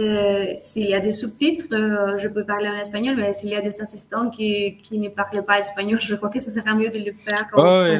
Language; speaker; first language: French; non-native, fluent; Spanish